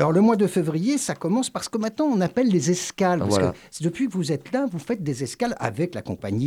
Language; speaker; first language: French; native; French